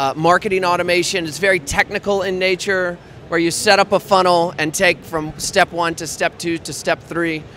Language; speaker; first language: English; native; English